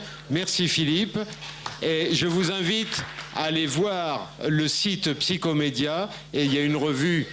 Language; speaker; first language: French; native; French